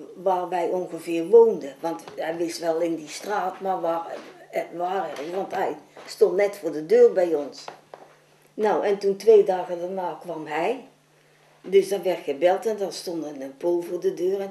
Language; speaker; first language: Dutch; native; Dutch